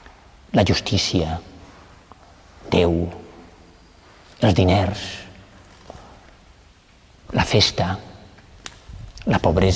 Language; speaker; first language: Catalan; native; Catalan